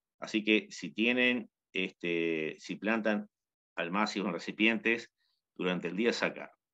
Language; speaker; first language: Spanish; native; Spanish